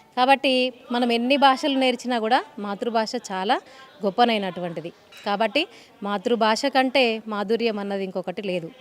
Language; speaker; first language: Telugu; native; Telugu